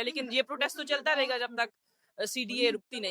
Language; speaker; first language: Urdu; native; Urdu